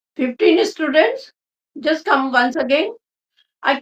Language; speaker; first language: English; non-native, local second language; Hindi